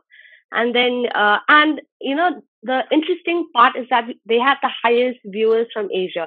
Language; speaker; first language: English; non-native, local second language; Khasi